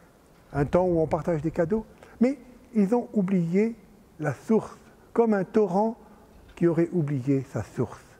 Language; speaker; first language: French; native; French